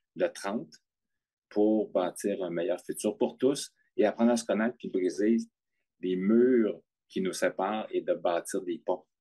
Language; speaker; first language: French; native; French